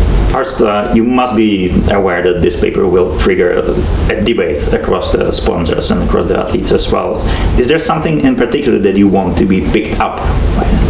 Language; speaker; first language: English; non-native, fluent; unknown